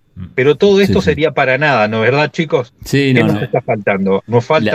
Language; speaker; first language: Spanish; native; Spanish